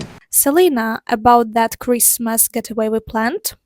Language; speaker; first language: English; non-native, fluent; Ukrainian